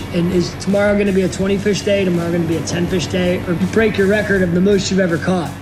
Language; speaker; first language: English; native; English